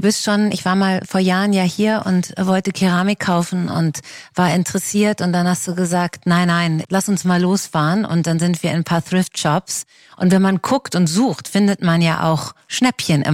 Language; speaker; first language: German; native; German